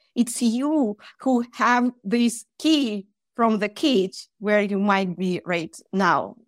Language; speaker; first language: English; non-native, fluent; Russian